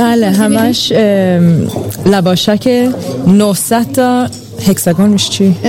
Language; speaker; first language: Persian; early bilingual, heritage; Persian